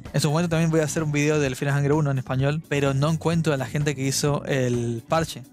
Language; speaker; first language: Spanish; native; Spanish